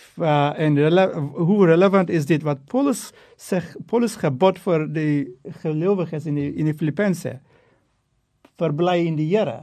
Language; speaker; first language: Afrikaans; non-native, fluent; Turkish